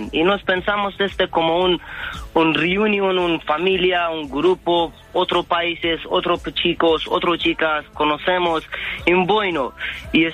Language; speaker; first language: Spanish; non-native, learner; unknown